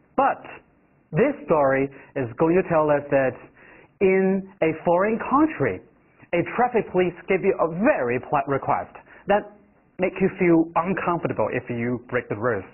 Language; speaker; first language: English; non-native, fluent; Chinese